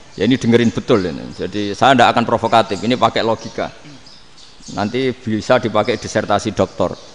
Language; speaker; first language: Indonesian; non-native, local second language; Javanese